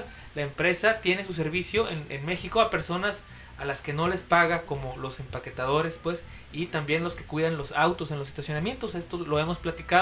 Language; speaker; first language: Spanish; native; Spanish